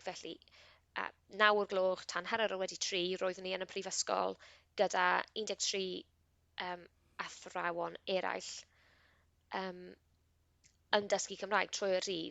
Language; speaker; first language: Welsh; non-native, local second language; English